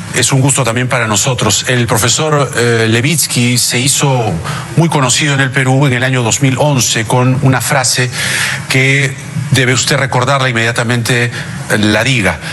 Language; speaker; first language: Spanish; native; Spanish